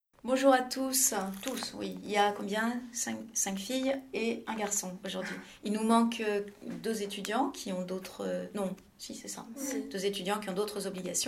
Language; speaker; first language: French; native; French